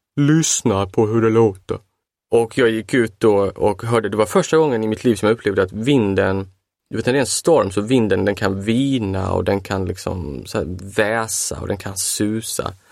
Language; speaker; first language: Swedish; native; Swedish